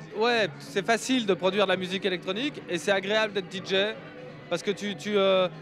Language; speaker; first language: French; native; French